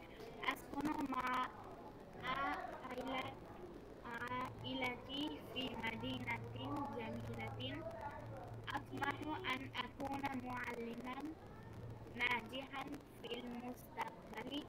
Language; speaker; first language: Arabic; non-native, learner; Bangla